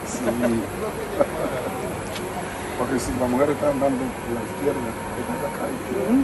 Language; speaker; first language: Spanish; non-native, learner; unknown